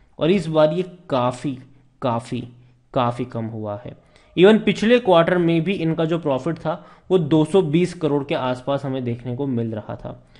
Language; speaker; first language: Hindi; native; Hindi